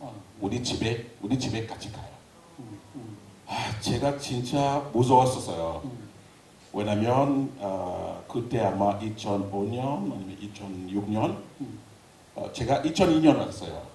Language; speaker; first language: Korean; non-native, learner; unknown